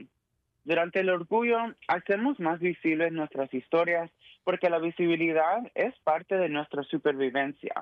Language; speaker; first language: Spanish; early bilingual, heritage; Spanish